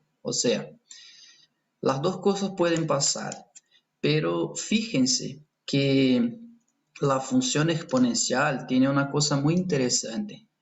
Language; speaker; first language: Spanish; non-native, fluent; Portuguese